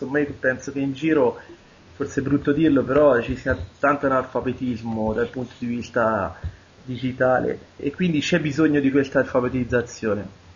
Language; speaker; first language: Italian; native; Italian